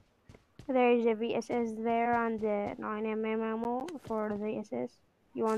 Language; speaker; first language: English; non-native, learner; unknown